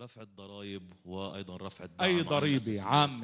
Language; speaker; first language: Arabic; native; Arabic